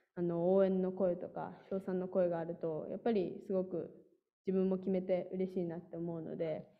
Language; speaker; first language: Japanese; native; Japanese